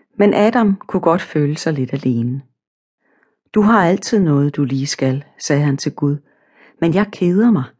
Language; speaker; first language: Danish; native; Danish